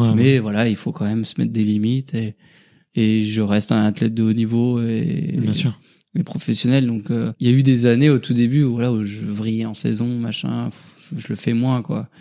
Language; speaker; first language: French; native; French